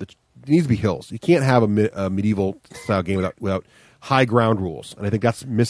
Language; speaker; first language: English; native; English